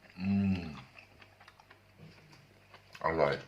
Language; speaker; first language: Thai; non-native, learner; English